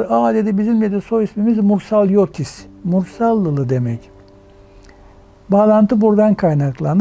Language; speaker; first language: Turkish; native; Turkish